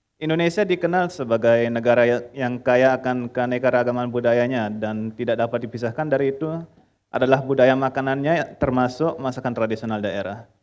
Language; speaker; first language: Indonesian; early bilingual, heritage; Indonesian